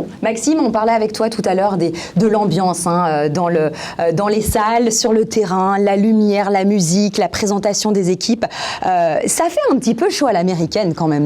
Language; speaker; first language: French; native; French